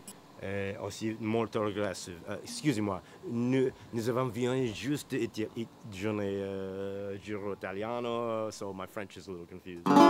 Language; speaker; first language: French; non-native, learner; English